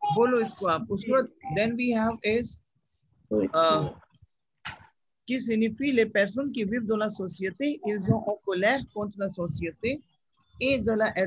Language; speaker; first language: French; non-native, fluent; Hindi